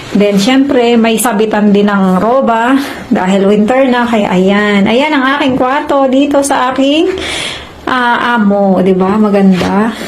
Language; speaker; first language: Filipino; native; Filipino